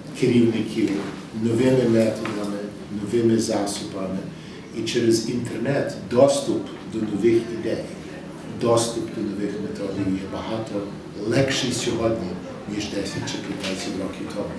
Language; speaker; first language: Ukrainian; early bilingual, heritage; English